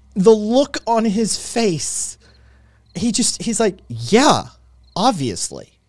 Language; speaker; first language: English; native; English